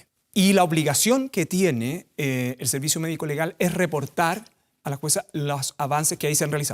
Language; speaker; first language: Spanish; native; Spanish